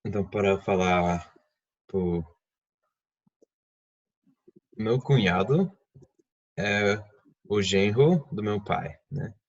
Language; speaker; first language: Portuguese; non-native, fluent; English